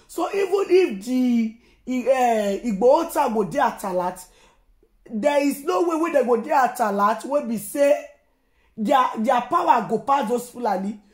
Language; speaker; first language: Nigerian Pidgin; non-native, local second language; Yoruba